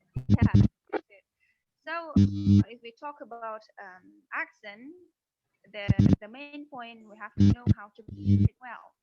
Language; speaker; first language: English; non-native, fluent; Indonesian